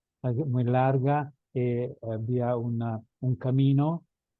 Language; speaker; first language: Spanish; non-native, fluent; Italian